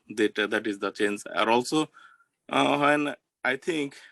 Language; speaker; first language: English; non-native, learner; Bangla